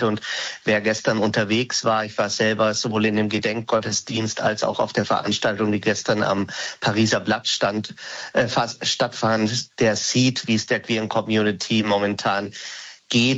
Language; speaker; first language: German; native; German